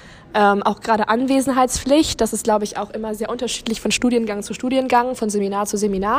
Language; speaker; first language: German; native; German